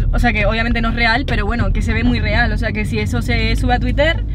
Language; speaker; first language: Spanish; non-native, local second language; German